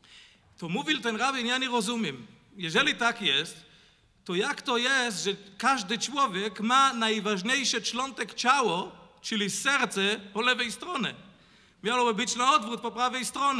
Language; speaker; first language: Polish; non-native, learner; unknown